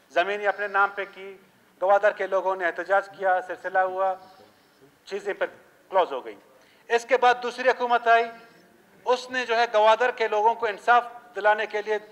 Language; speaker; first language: Urdu; non-native, local second language; Baluchi